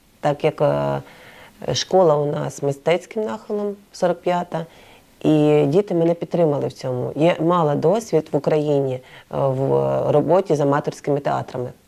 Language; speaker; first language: Ukrainian; native; Ukrainian